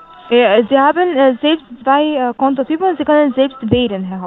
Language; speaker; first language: German; non-native, learner; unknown